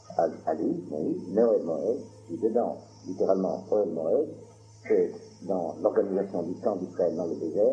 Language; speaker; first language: French; native; French